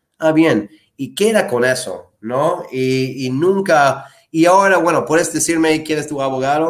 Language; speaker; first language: Spanish; non-native, fluent; English